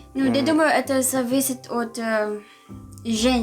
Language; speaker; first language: Russian; non-native, learner; Filipino